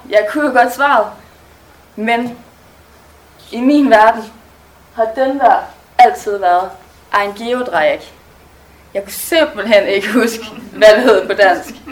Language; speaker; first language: Danish; non-native, local second language; German